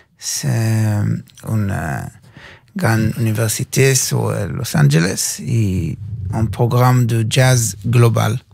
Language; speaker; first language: French; non-native, learner; Hebrew